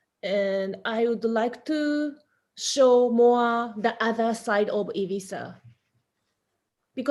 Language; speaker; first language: English; non-native, learner; Japanese